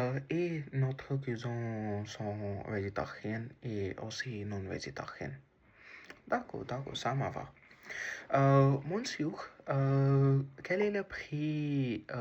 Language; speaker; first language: French; non-native, learner; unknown